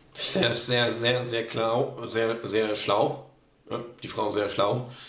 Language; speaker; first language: German; non-native, fluent; Polish